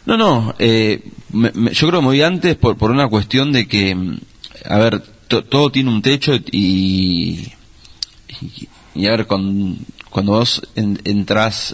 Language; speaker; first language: Spanish; native; Spanish